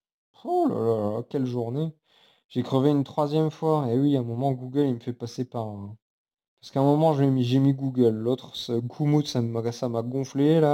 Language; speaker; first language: French; native; French